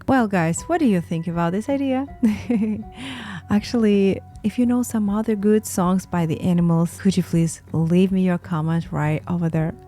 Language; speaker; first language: English; non-native, fluent; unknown